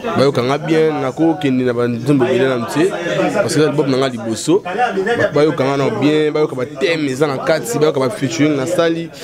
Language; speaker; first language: Lingala; native; Lingala